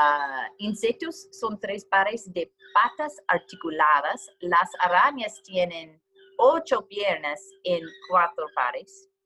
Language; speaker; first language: Spanish; non-native, learner; English